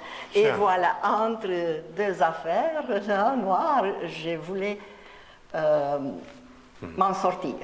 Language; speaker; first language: French; non-native, fluent; Romanian